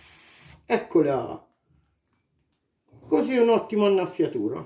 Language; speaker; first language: Italian; native; Italian